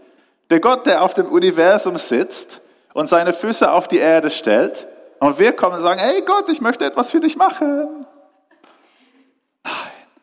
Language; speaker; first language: German; non-native, fluent; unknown